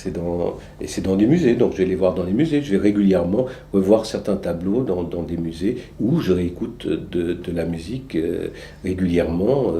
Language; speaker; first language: French; early bilingual, other home language; Romanian